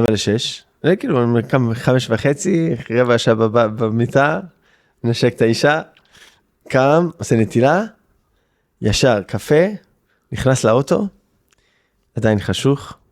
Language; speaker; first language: Hebrew; early bilingual, heritage; English